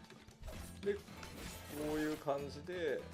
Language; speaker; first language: Japanese; native; Japanese